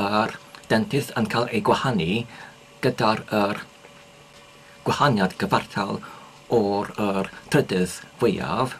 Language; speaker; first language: Welsh; non-native, learner; English